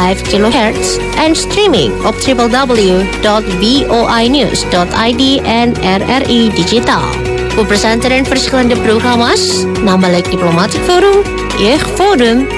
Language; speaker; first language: Dutch; non-native, fluent; Indonesian